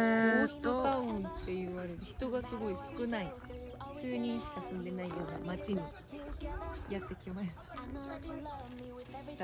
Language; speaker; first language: Japanese; native; Japanese